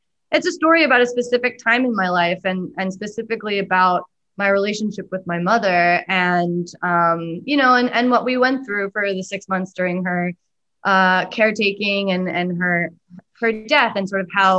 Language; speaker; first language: English; native; English